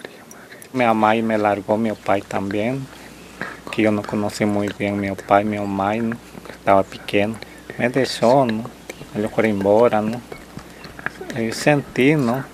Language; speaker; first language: Portuguese; non-native, local second language; Spanish